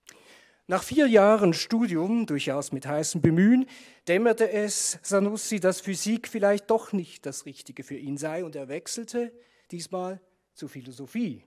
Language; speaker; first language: German; native; German